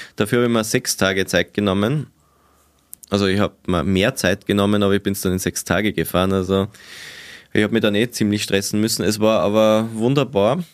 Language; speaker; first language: German; native; German